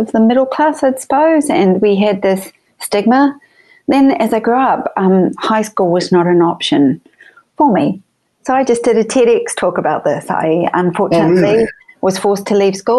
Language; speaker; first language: English; native; English